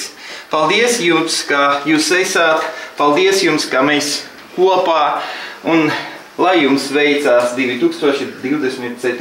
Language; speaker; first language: Latvian; non-native, local second language; Russian